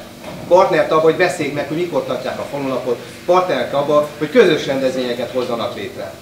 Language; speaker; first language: Hungarian; native; Hungarian